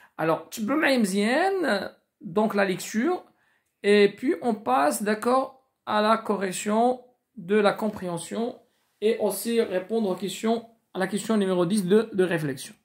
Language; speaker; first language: French; non-native, local second language; Arabic